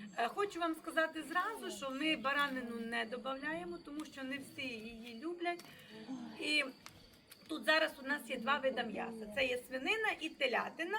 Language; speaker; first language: Ukrainian; native; Ukrainian